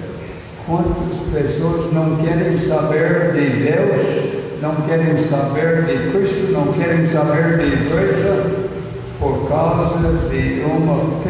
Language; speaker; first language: Portuguese; non-native, fluent; English